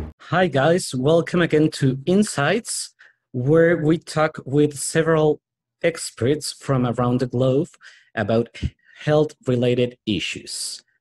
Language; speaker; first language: English; non-native, fluent; Spanish